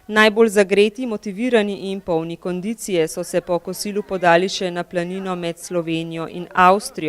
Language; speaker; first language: Slovenian; native; Slovenian